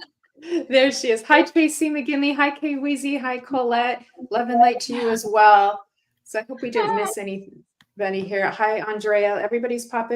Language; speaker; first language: English; native; English